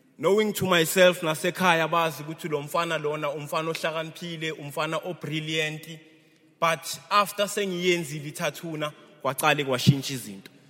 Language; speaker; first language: Zulu; native; Zulu